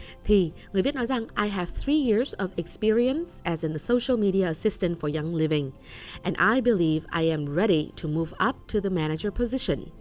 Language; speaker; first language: English; non-native, fluent; Vietnamese